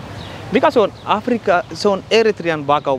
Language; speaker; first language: Finnish; non-native, learner; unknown